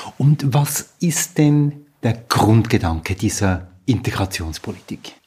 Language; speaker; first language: German; native; German